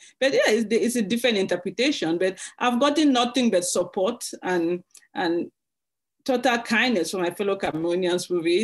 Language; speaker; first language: English; native; English